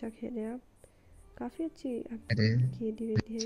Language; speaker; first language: Hindi; native; Hindi